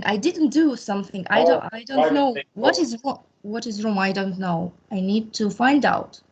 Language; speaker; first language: English; non-native, fluent; Russian